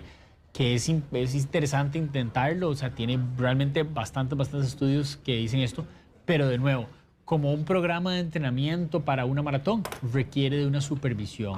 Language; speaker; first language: Spanish; native; Spanish